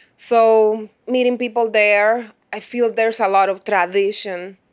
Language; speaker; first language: English; non-native, fluent; Spanish